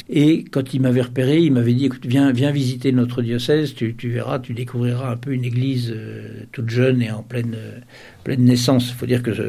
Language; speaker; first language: French; native; French